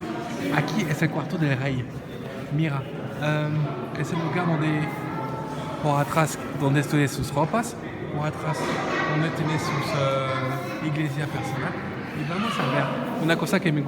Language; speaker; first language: Spanish; non-native, learner; French